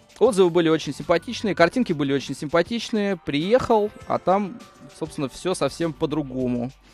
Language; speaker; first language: Russian; native; Russian